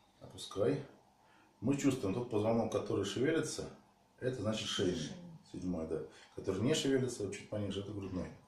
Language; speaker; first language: Russian; native; Russian